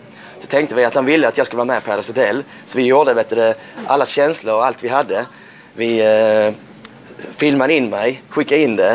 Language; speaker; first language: Swedish; native; Swedish